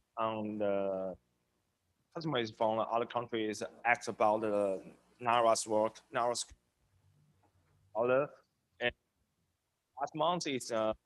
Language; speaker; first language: English; non-native, learner; Chinese